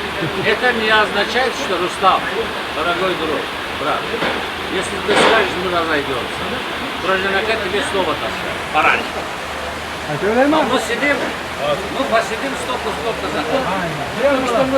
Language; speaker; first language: Russian; non-native, fluent; Azerbaijani